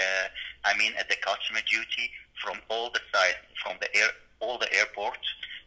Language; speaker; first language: English; non-native, learner; Arabic